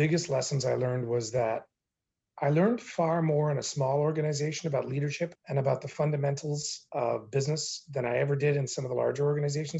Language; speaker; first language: English; native; English